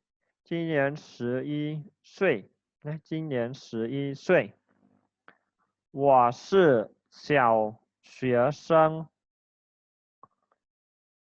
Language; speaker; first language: Chinese; non-native, fluent; Khmer